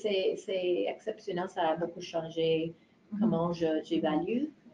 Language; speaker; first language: French; non-native, fluent; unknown